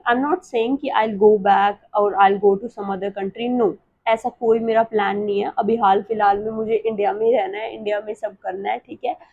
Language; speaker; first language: Hindi; native; Hindi